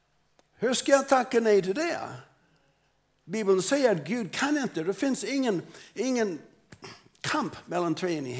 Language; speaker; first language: Swedish; non-native, fluent; English